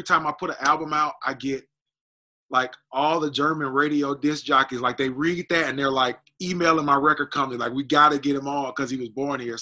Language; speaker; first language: English; native; English